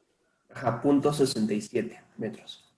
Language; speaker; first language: Spanish; native; Spanish